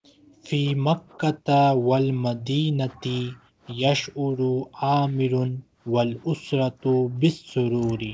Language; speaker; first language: Arabic; non-native, fluent; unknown